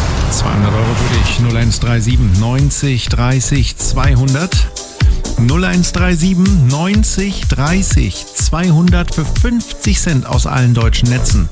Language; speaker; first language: German; native; German